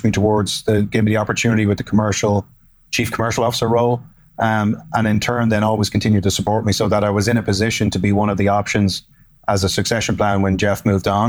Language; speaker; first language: English; native; English